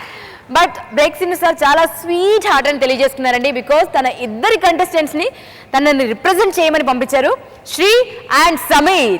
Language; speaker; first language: Telugu; native; Telugu